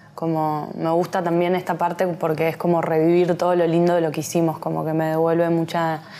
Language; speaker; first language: Spanish; native; Spanish